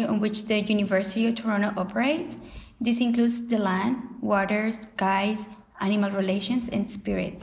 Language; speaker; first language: English; non-native, fluent; Spanish